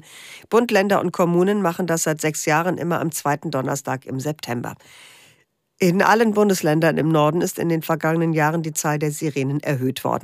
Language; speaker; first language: German; native; German